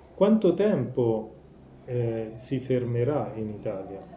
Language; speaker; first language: Italian; native; Italian